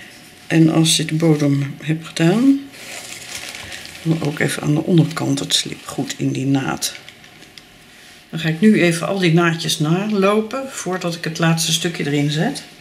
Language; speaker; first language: Dutch; native; Dutch